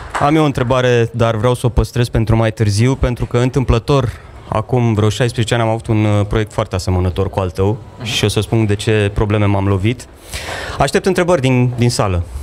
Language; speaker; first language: Romanian; native; Romanian